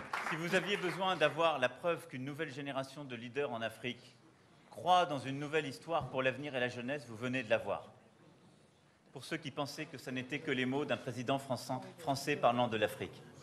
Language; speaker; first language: French; native; French